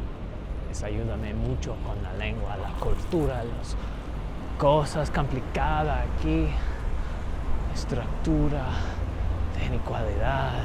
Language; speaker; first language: Spanish; non-native, learner; English